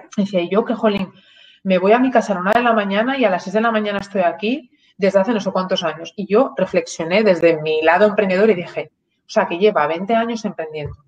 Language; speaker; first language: Spanish; native; Spanish